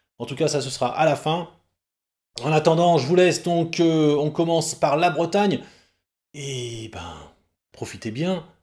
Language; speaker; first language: French; native; French